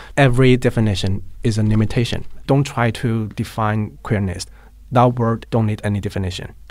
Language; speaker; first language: English; non-native, fluent; Chinese